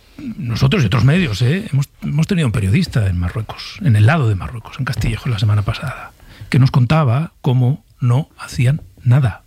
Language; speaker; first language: Spanish; native; Spanish